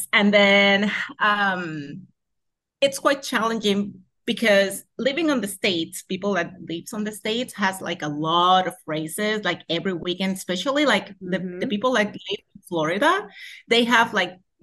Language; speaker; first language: English; non-native, fluent; Spanish